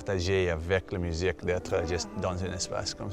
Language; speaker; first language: French; non-native, fluent; English